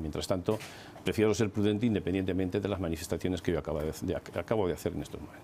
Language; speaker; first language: Spanish; native; Spanish